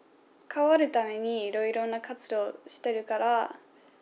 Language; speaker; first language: Japanese; non-native, fluent; English